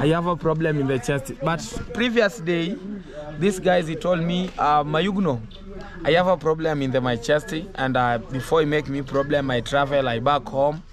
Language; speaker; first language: English; non-native, learner; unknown